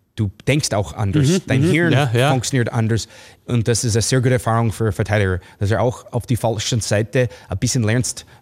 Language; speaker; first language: German; non-native, fluent; English